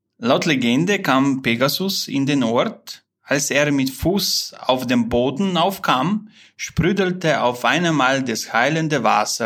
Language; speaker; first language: German; non-native, fluent; Slovenian